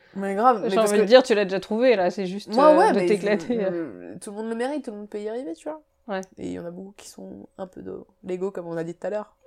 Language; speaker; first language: French; early bilingual, other home language; Japanese